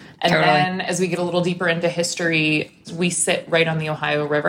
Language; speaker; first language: English; native; English